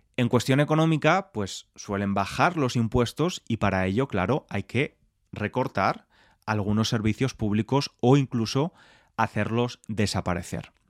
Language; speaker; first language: Spanish; native; Spanish